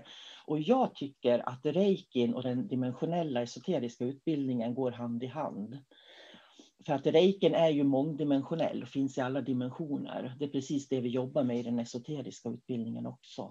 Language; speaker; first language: Swedish; native; Swedish